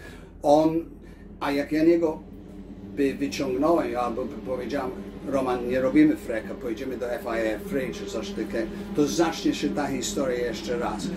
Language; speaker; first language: Polish; early bilingual, heritage; Polish